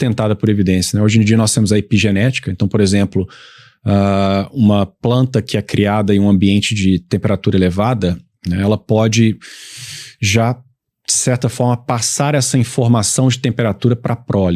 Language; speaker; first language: Portuguese; native; Portuguese